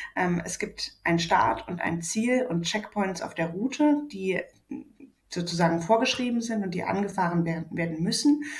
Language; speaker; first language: German; native; German